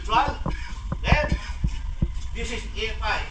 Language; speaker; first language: English; non-native, local second language; Filipino